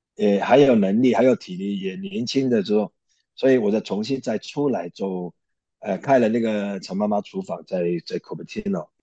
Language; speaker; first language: Chinese; non-native, local second language; Cantonese